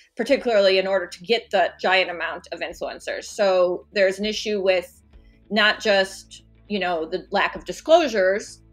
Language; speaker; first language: English; native; English